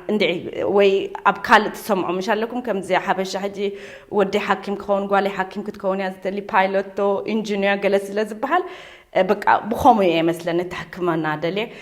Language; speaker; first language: Tigrinya; early bilingual, heritage; Tigrinya